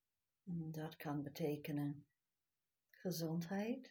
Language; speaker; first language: Dutch; non-native, fluent; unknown